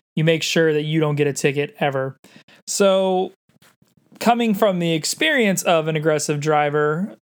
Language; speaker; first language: English; native; English